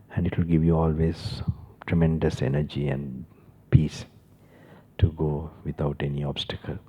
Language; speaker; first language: English; non-native, local second language; Sinhala